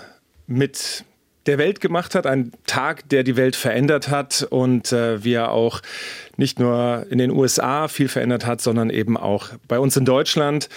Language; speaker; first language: German; native; German